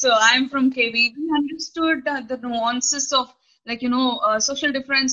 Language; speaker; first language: English; non-native, local second language; Telugu